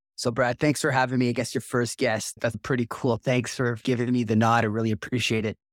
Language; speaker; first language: English; native; English